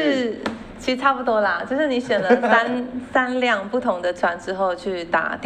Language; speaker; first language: Chinese; native; Chinese